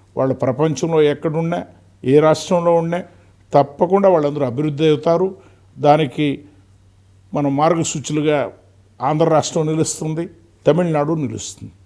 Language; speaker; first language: Telugu; native; Telugu